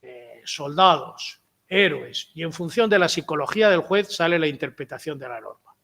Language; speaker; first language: Spanish; native; Spanish